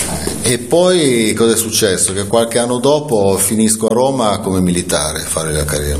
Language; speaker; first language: Italian; native; Italian